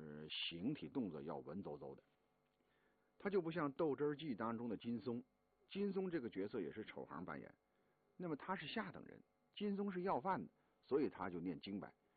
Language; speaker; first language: Chinese; native; Chinese